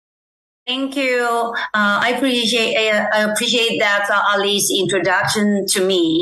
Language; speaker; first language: English; non-native, fluent; Chinese